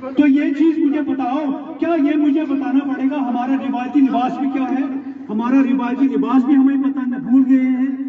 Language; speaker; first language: Urdu; non-native, local second language; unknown